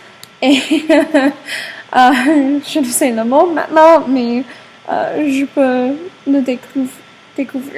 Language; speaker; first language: French; non-native, learner; English